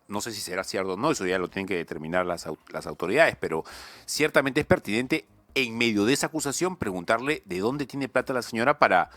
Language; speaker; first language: Spanish; native; Spanish